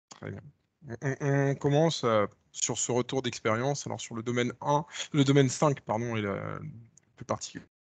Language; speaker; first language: French; native; French